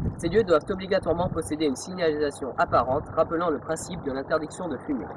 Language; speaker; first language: French; native; French